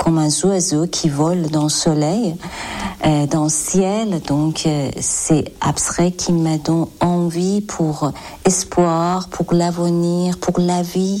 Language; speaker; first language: French; non-native, learner; Persian